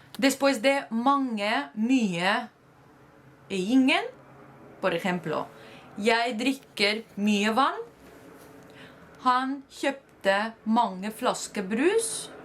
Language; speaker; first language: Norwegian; non-native, fluent; Spanish